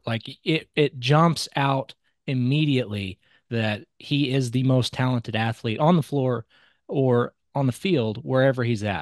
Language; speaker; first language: English; native; English